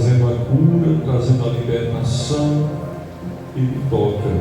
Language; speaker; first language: Portuguese; native; Portuguese